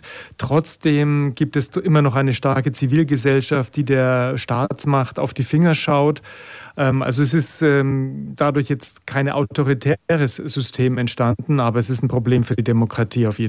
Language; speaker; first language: German; native; German